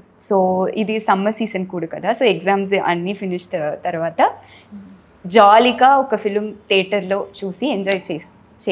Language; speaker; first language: Telugu; non-native, learner; Tamil